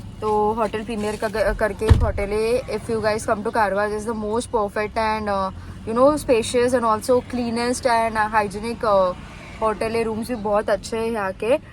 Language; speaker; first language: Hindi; non-native, local second language; Marathi